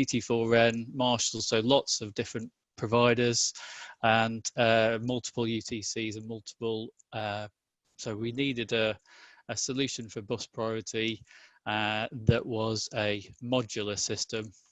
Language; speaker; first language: English; native; English